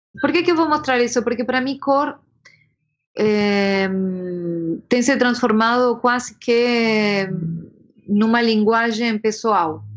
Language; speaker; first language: Portuguese; non-native, fluent; Spanish